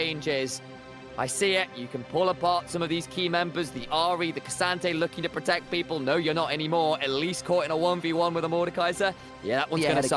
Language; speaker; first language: English; native; English